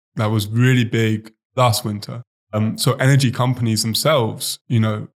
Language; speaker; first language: English; native; English